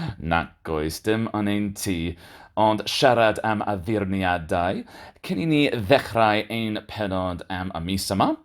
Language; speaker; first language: Welsh; non-native, learner; English